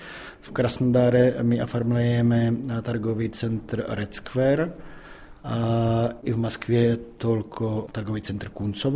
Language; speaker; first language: Russian; non-native, fluent; Czech